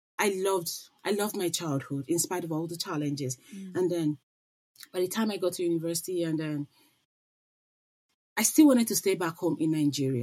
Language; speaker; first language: English; non-native, local second language; Igbo